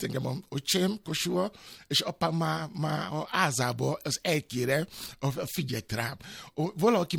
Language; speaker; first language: Hungarian; non-native, learner; Albanian